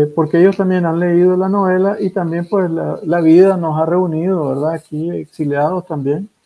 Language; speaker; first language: Spanish; native; Spanish